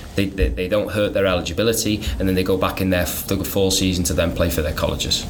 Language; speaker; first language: English; native; English